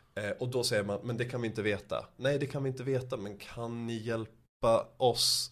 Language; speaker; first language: Swedish; early bilingual, other home language; Persian